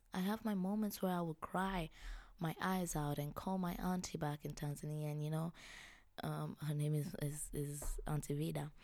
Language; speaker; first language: English; non-native, local second language; Swahili